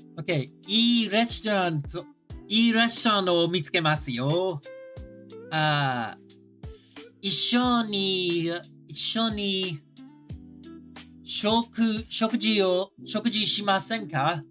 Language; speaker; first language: Japanese; non-native, learner; English